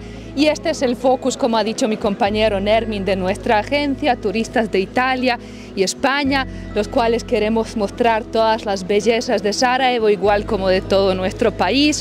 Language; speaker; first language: Spanish; non-native, fluent; Bosnian